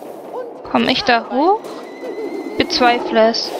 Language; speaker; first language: German; native; German